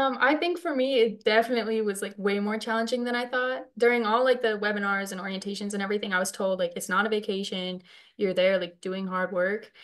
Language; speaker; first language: English; native; English